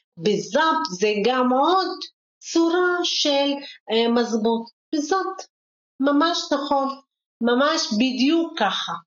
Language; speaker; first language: Hebrew; non-native, local second language; Arabic